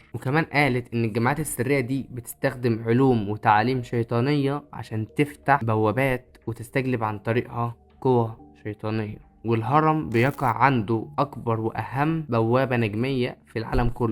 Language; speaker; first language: Arabic; native; Arabic